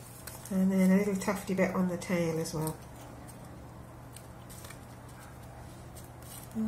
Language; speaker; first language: English; native; English